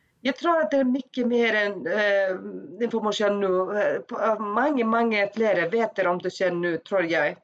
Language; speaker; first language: Swedish; non-native, learner; Icelandic